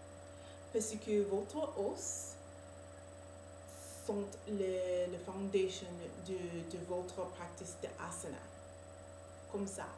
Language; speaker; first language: French; non-native, learner; English